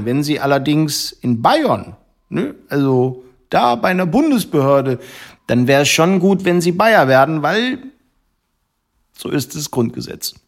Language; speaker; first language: German; native; German